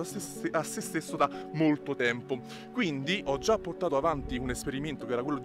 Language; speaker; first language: Italian; native; Italian